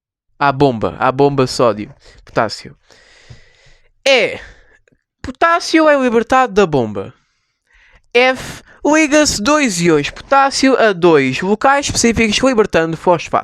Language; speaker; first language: Portuguese; native; Portuguese